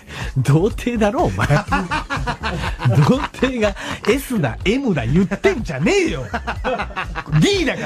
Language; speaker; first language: Japanese; native; Japanese